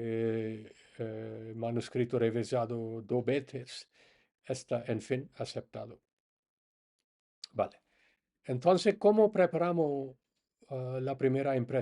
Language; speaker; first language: Spanish; non-native, fluent; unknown